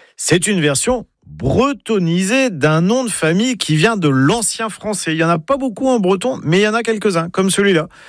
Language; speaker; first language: French; native; French